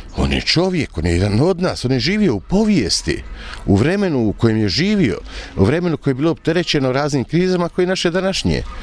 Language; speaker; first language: Croatian; native; Croatian